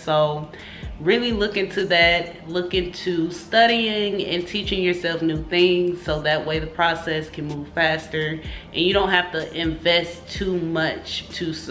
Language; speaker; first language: English; native; English